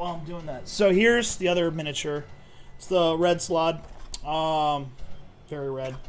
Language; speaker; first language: English; native; English